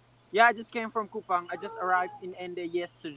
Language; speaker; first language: English; non-native, fluent; Indonesian